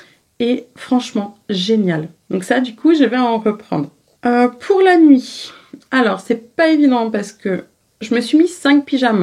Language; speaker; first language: French; native; French